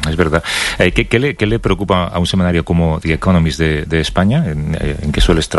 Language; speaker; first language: Spanish; native; Spanish